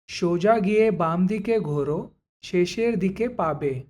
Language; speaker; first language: Bangla; non-native, local second language; Telugu